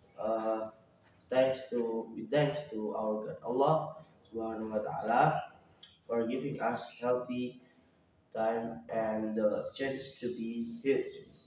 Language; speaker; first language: English; non-native, learner; Indonesian